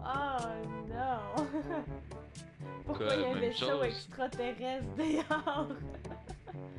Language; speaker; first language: French; native; French